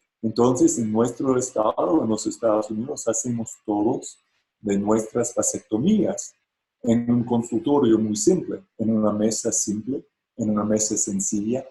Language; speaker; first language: Spanish; non-native, fluent; English